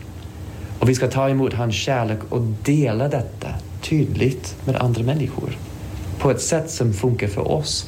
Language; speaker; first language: Swedish; non-native, fluent; English